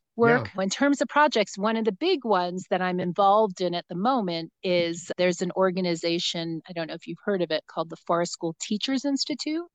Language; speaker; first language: English; native; English